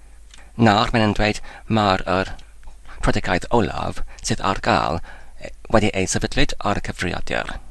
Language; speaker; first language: Welsh; non-native, learner; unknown